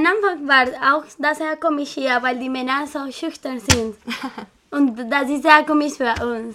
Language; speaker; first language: German; non-native, fluent; Spanish